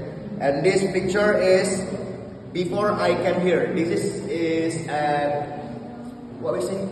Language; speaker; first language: English; non-native, learner; Indonesian